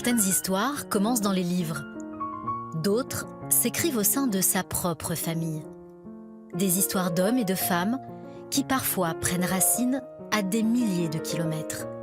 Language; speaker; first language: French; native; French